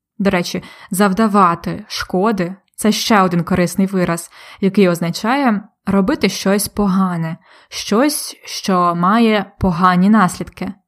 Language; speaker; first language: Ukrainian; native; Ukrainian